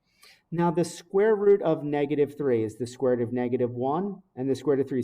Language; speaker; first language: English; native; English